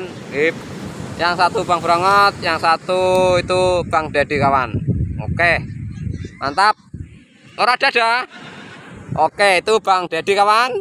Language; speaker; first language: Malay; non-native, local second language; Javanese